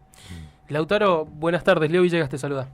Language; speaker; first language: Spanish; native; Spanish